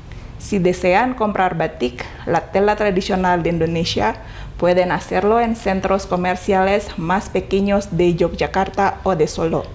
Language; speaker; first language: Spanish; non-native, fluent; Indonesian